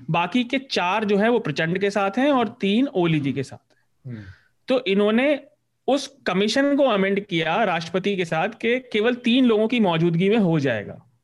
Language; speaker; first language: Hindi; native; Hindi